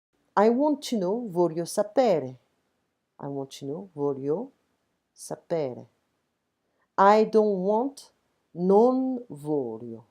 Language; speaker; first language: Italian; non-native, fluent; French